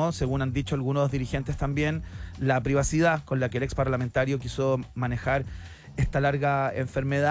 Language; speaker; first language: Spanish; native; Spanish